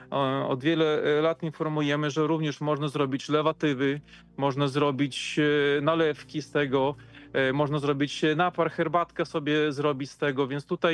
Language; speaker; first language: Polish; native; Polish